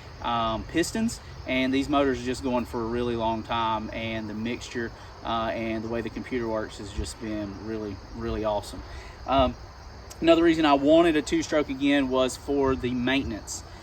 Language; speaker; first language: English; native; English